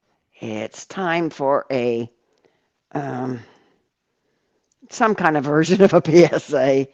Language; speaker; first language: English; native; English